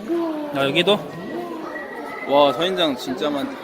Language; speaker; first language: Korean; native; Korean